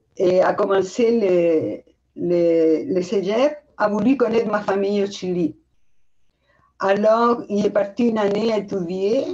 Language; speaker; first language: French; non-native, fluent; Spanish